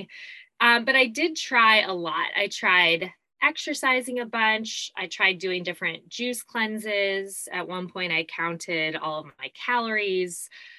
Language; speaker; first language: English; native; English